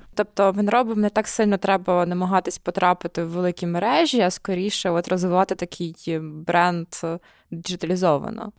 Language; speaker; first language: Ukrainian; native; Ukrainian